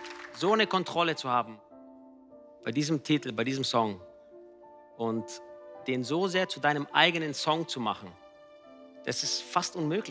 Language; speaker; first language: German; native; German